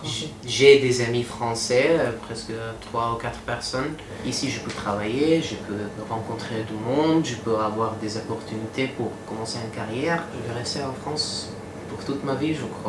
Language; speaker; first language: French; non-native, fluent; Arabic